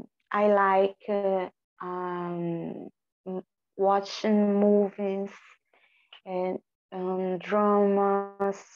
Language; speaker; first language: English; non-native, learner; Portuguese